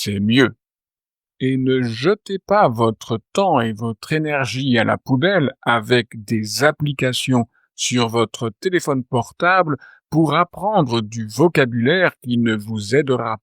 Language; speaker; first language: French; native; French